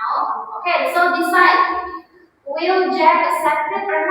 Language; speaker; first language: English; non-native, fluent; Indonesian